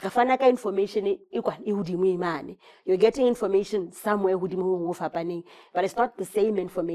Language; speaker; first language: English; non-native, local second language; Southern Sotho